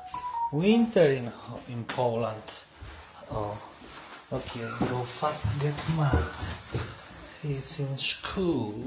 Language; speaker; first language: English; non-native, learner; Polish